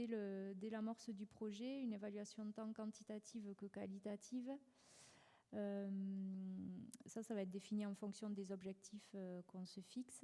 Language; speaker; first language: French; native; French